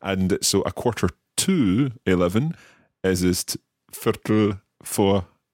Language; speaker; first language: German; non-native, learner; English